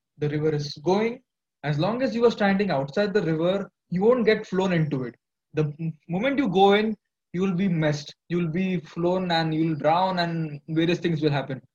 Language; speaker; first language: English; non-native, local second language; Hindi